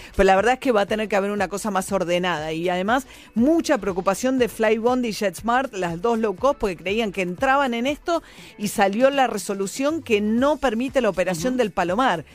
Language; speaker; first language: Spanish; native; Spanish